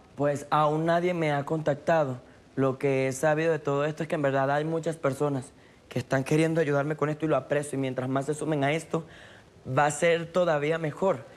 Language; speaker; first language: Spanish; native; Spanish